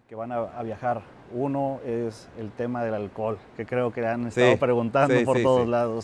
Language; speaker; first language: Spanish; native; Spanish